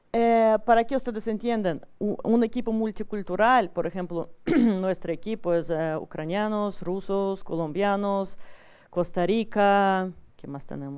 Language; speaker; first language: Spanish; non-native, learner; Russian